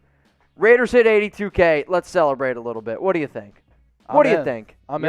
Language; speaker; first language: English; native; English